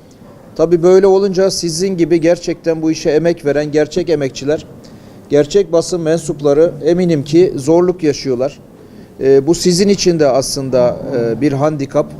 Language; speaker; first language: Turkish; native; Turkish